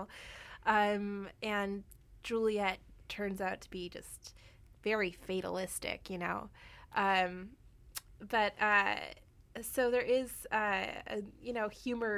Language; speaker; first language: English; native; English